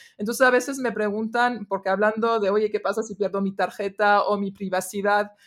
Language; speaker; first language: Spanish; non-native, fluent; French